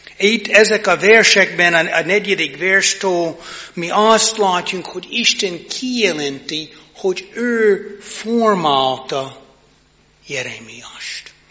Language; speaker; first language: Hungarian; non-native, learner; English